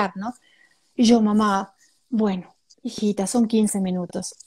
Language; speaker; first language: Spanish; native; Spanish